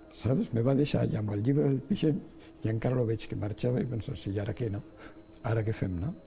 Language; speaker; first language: Catalan; non-native, local second language; Spanish